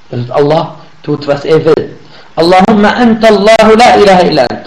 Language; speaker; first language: English; non-native, learner; Arabic